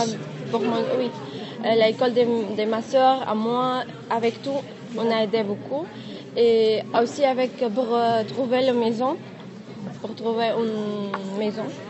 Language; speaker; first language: French; non-native, learner; Arabic